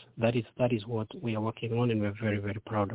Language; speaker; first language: English; non-native, local second language; Kikuyu